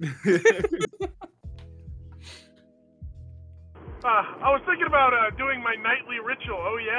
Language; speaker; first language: English; native; English